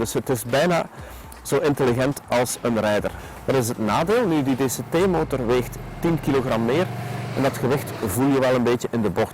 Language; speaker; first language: Dutch; native; Dutch